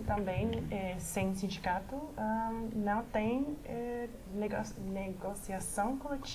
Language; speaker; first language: Portuguese; non-native, fluent; English